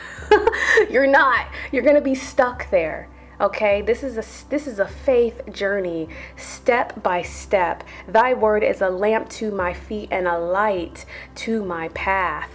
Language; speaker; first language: English; native; English